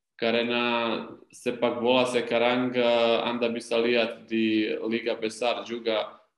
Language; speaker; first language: Indonesian; non-native, learner; Serbian